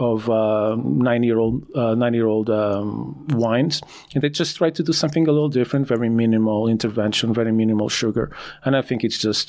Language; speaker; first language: English; non-native, fluent; Portuguese